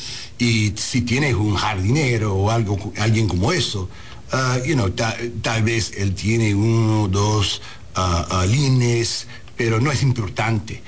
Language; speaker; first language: Spanish; non-native, learner; English